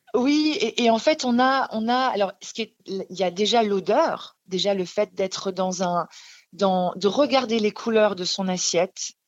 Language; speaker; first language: French; native; French